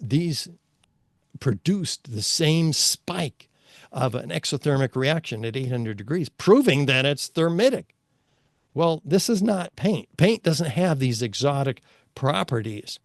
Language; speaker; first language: English; native; English